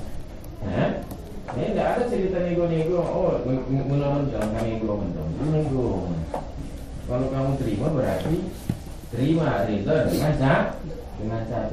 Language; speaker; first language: Indonesian; native; Indonesian